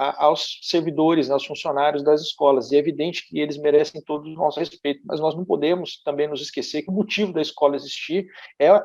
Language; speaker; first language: Portuguese; native; Portuguese